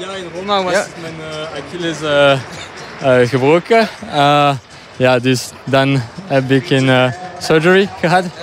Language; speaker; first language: Dutch; non-native, local second language; French